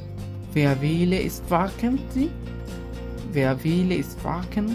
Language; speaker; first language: German; non-native, learner; Bangla